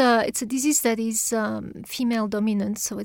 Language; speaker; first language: English; non-native, fluent; French